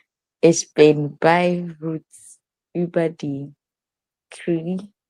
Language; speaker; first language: German; non-native, learner; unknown